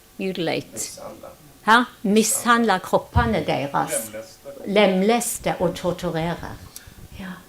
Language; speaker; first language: Norwegian; non-native, fluent; Hebrew